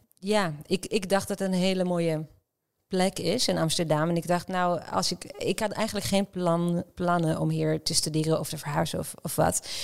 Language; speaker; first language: Dutch; non-native, fluent; Hebrew